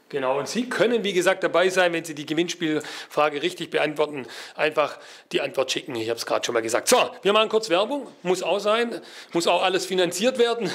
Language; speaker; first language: German; native; German